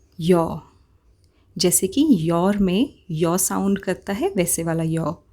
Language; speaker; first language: Hindi; native; Hindi